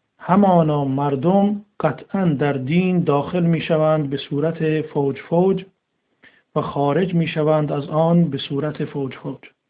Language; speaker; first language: Persian; native; Persian